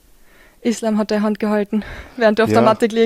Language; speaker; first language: German; native; German